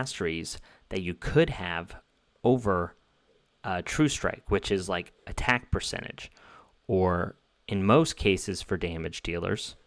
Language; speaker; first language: English; native; English